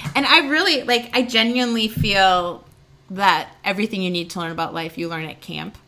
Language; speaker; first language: English; native; English